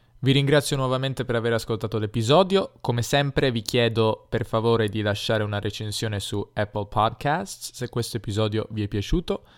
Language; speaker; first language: Italian; native; Italian